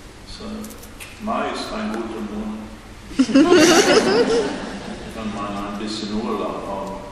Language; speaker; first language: German; non-native, learner; Swedish